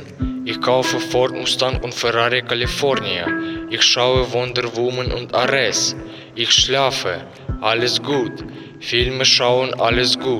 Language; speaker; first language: German; non-native, learner; Ukrainian